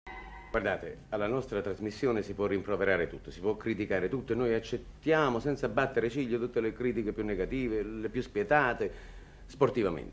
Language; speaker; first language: Italian; native; Italian